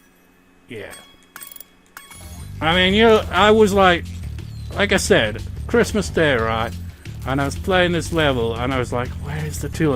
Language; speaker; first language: English; native; English